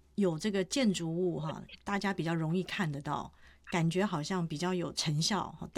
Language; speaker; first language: Chinese; native; Chinese